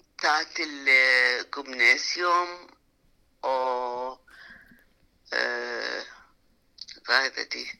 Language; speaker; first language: Danish; non-native, learner; Arabic